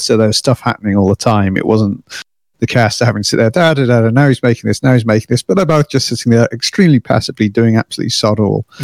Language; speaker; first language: English; native; English